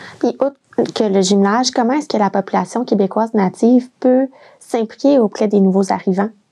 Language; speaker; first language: French; native; French